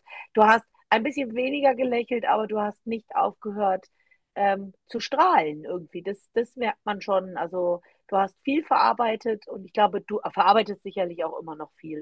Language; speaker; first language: German; native; German